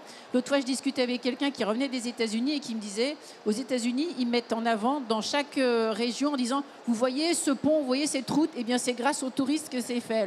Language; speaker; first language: French; native; French